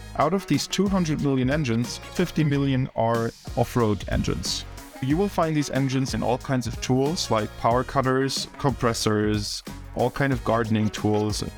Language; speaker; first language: English; early bilingual, other home language; German